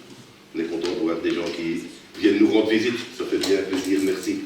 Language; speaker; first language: French; native; French